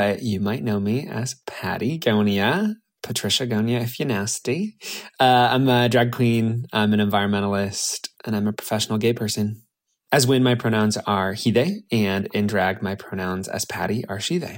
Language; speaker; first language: English; native; English